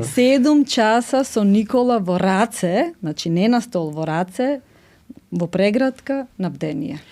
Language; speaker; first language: Macedonian; native; Macedonian